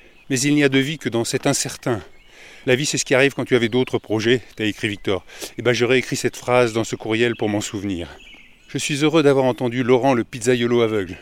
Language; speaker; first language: French; native; French